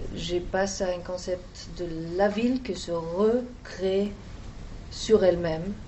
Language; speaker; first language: French; non-native, fluent; German